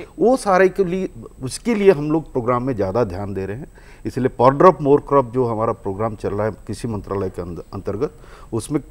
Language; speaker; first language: Hindi; non-native, local second language; Odia